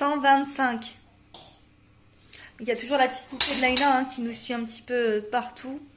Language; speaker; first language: French; native; French